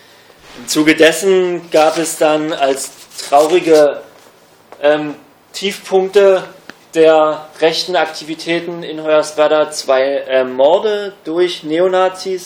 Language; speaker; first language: German; native; German